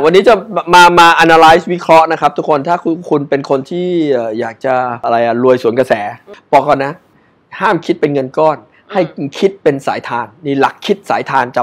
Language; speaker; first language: Thai; native; Thai